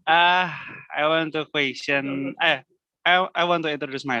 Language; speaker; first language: English; non-native, learner; Indonesian